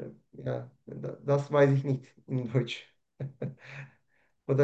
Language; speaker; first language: German; non-native, learner; Turkish